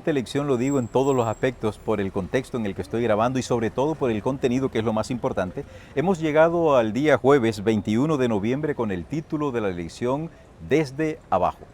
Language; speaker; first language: Spanish; native; Spanish